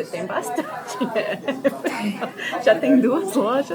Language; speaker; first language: Portuguese; early bilingual, heritage; Portuguese